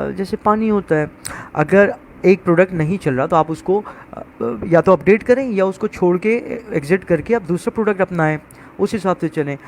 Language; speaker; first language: Urdu; native; Urdu